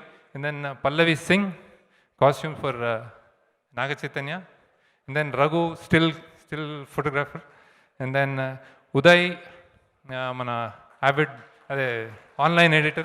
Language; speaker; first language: Telugu; native; Telugu